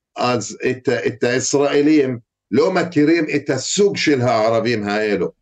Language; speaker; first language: Hebrew; non-native, fluent; Arabic